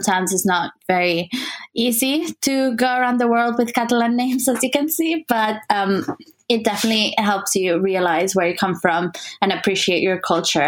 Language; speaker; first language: English; non-native, fluent; Spanish